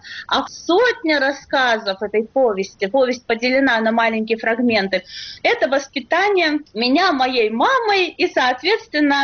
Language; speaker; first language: Russian; native; Russian